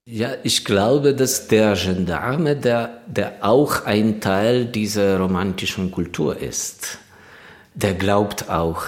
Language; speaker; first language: German; non-native, fluent; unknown